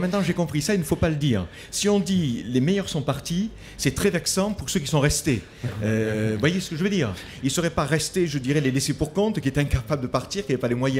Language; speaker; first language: French; native; French